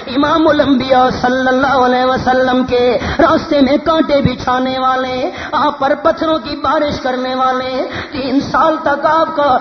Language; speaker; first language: Urdu; native; Urdu